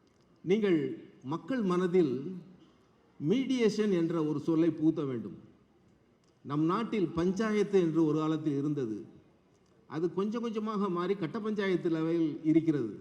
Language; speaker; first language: Tamil; native; Tamil